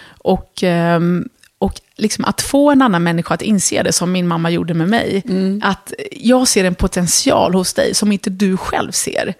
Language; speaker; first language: Swedish; early bilingual, other home language; Arabic